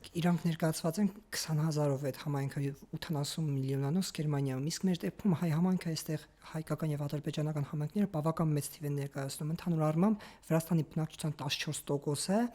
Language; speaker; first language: Armenian; native; Armenian